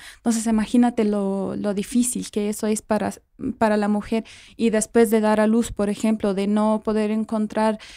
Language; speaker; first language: Spanish; non-native, fluent; Arabic